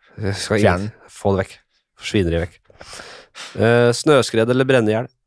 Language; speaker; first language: Norwegian; native; Norwegian